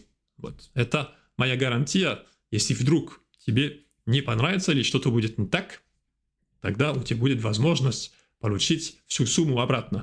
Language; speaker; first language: Russian; non-native, fluent; French